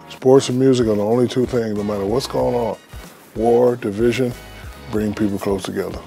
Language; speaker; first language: English; native; English